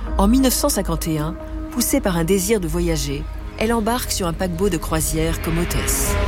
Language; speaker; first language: French; native; French